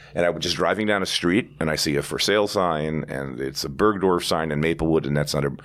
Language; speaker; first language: English; native; English